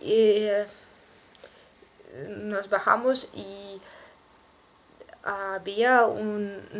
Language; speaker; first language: Spanish; non-native, learner; Russian